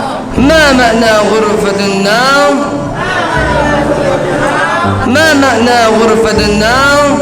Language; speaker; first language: Arabic; non-native, learner; Indonesian